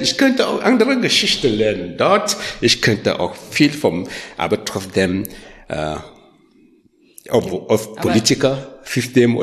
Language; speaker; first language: German; non-native, learner; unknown